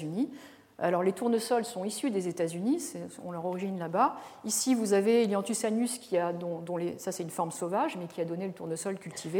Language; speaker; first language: French; native; French